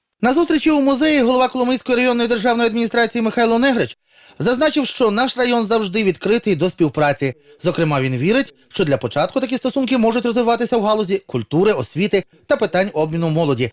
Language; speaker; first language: Ukrainian; native; Ukrainian